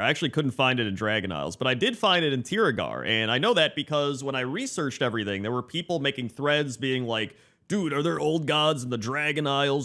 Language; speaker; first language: English; native; English